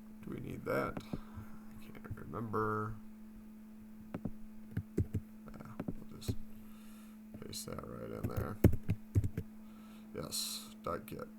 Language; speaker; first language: English; native; English